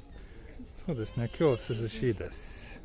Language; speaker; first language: Japanese; non-native, learner; Swedish